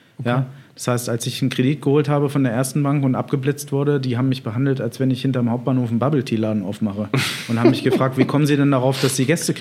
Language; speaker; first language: German; native; German